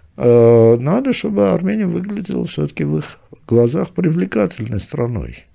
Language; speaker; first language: Russian; non-native, local second language; Armenian